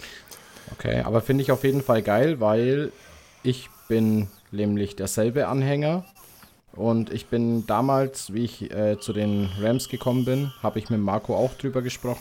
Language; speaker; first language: German; native; German